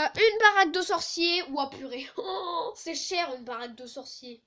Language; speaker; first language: French; native; French